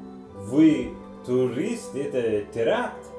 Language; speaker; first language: Russian; non-native, learner; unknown